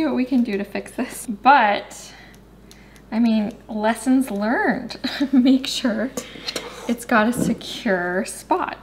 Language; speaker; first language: English; native; English